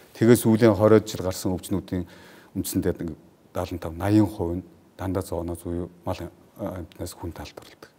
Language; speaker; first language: Mongolian; native; Mongolian